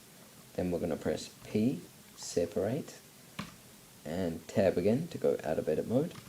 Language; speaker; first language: English; native; English